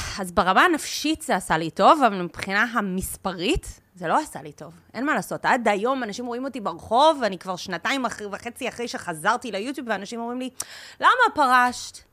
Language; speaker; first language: Hebrew; early bilingual, heritage; English